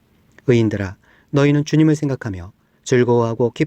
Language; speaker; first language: Korean; native; Korean